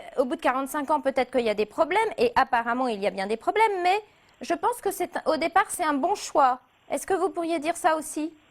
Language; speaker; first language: French; native; French